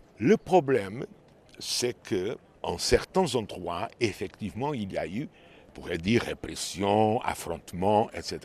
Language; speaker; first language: French; non-native, fluent; Portuguese